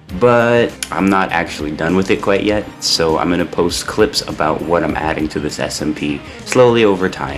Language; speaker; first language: English; native; English